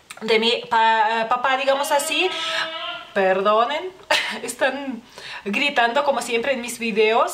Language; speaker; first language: Spanish; non-native, fluent; Lithuanian